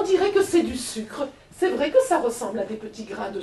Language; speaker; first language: French; native; French